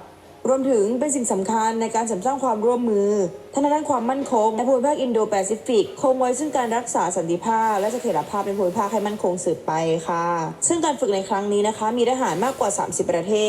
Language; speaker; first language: Thai; native; Thai